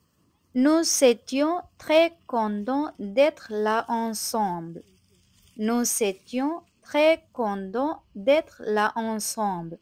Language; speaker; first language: French; non-native, fluent; Tamil